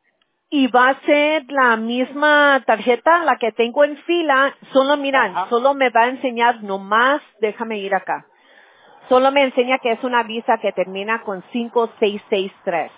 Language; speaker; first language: Spanish; early bilingual, heritage; Spanish